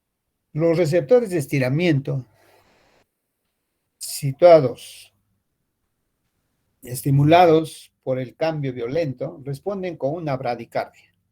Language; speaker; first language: Spanish; native; Spanish